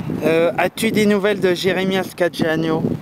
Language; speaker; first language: French; native; French